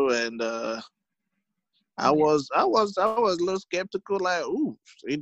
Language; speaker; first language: English; non-native, local second language; Igbo